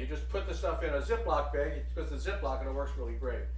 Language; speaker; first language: English; native; English